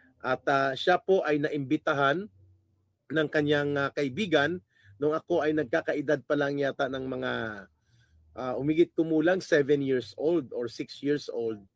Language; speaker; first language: Filipino; non-native, local second language; Hiligaynon